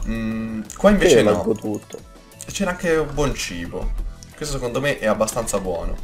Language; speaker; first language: Italian; native; Italian